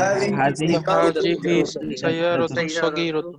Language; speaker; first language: Arabic; non-native, learner; Bangla